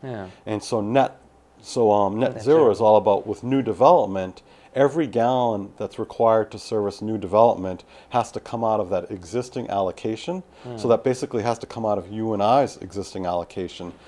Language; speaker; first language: English; native; English